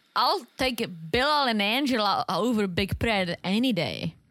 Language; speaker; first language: English; non-native, fluent; Czech